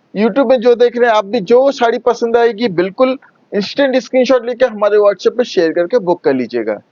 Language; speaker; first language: Hindi; non-native, local second language; Bangla